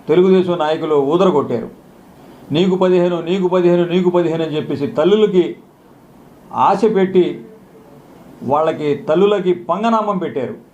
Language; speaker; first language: Telugu; native; Telugu